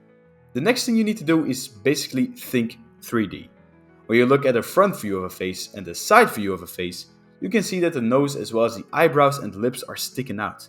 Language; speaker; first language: English; non-native, fluent; Dutch